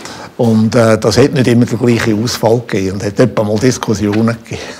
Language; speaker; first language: German; native; German